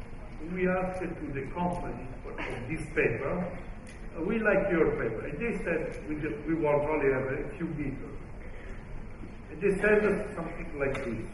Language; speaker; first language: English; non-native, fluent; Italian